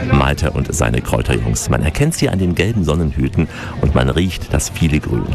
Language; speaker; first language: German; native; German